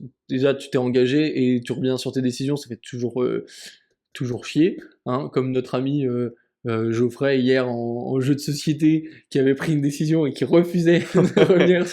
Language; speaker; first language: French; native; French